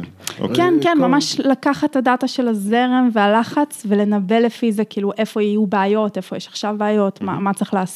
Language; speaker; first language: Hebrew; native; Hebrew